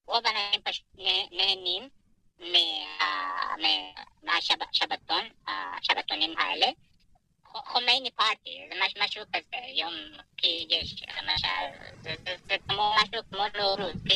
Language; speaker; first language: Hebrew; non-native, fluent; Persian